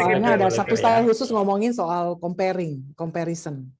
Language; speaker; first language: Indonesian; native; Indonesian